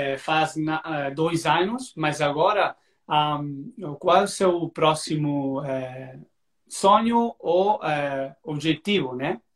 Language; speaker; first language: Portuguese; non-native, learner; Spanish